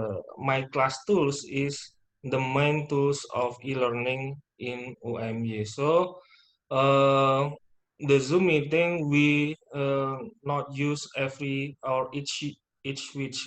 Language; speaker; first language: English; non-native, fluent; Indonesian